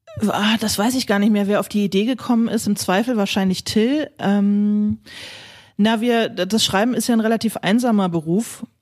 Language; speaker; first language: German; native; German